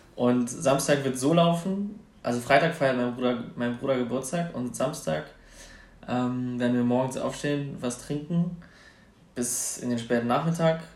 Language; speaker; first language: German; early bilingual, other home language; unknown